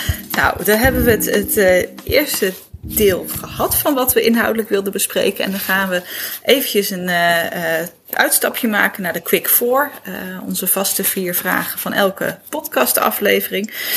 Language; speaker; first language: Dutch; native; Dutch